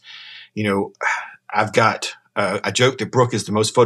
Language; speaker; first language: English; native; English